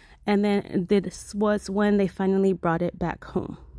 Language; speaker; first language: English; early bilingual, other home language; Spanish